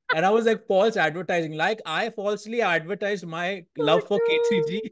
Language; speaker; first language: English; non-native, local second language; Hindi